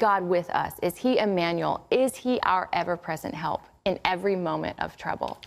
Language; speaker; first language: English; native; English